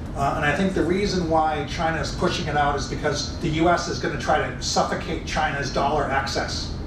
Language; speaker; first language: English; native; English